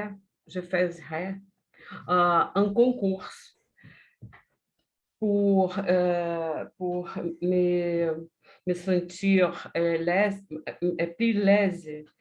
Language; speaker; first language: French; non-native, learner; Portuguese